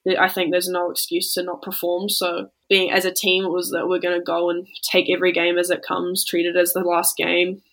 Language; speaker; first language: English; native; English